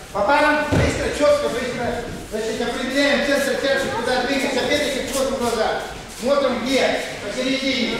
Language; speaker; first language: Russian; native; Russian